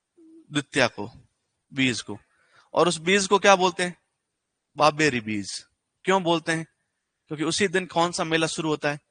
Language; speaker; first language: Hindi; native; Hindi